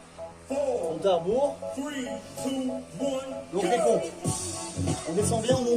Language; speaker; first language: French; native; French